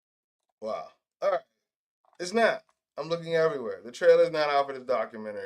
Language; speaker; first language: English; native; English